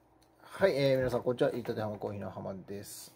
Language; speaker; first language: Japanese; native; Japanese